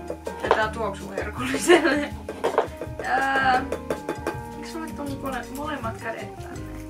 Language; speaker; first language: Finnish; native; Finnish